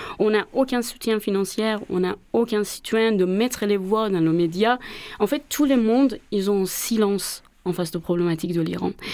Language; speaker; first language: French; non-native, fluent; Persian